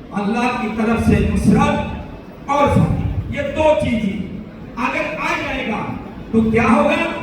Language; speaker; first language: Urdu; non-native, fluent; Bangla